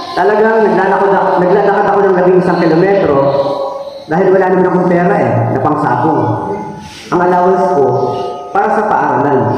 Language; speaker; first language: Filipino; non-native, local second language; Cebuano